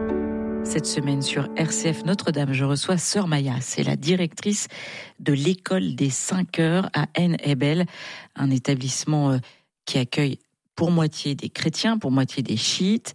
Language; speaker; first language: French; native; French